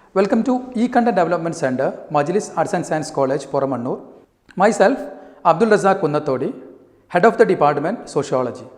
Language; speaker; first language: English; non-native, local second language; Malayalam